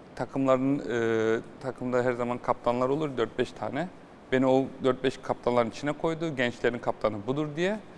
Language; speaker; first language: Turkish; early bilingual, heritage; Turkish